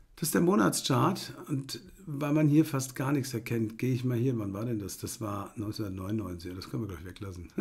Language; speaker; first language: German; native; German